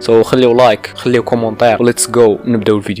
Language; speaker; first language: Arabic; native; Arabic